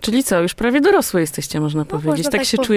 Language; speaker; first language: Polish; native; Polish